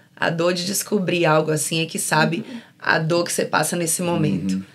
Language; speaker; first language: Portuguese; native; Portuguese